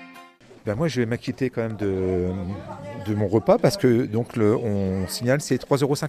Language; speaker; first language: French; native; French